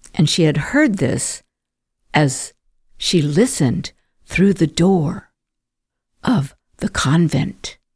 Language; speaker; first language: English; native; English